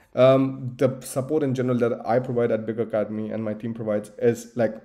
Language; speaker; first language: English; non-native, local second language; Hindi